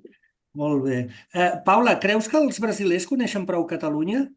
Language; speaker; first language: Catalan; native; Catalan